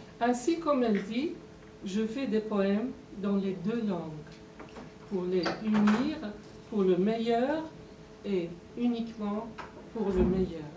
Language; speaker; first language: French; non-native, fluent; Persian